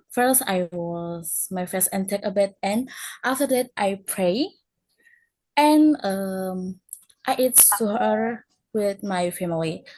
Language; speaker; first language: English; non-native, learner; Indonesian